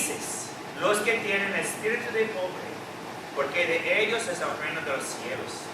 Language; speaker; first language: Spanish; non-native, fluent; English